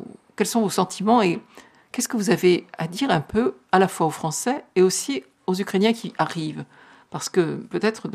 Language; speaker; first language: French; native; French